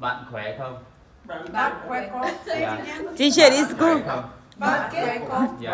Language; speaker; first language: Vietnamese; non-native, learner; English